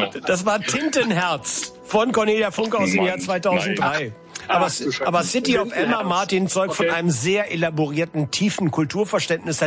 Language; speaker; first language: German; native; German